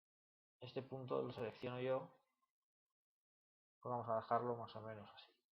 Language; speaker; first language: Spanish; native; Spanish